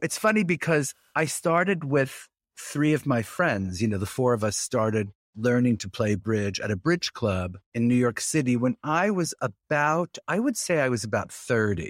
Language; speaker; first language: English; native; English